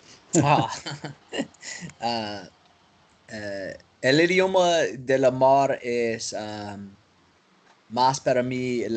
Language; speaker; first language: Spanish; non-native, learner; English